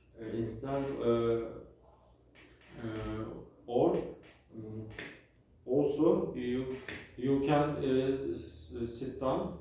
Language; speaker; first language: English; non-native, learner; Turkish